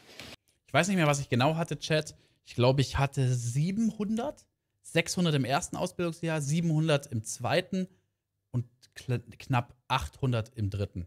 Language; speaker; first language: German; native; German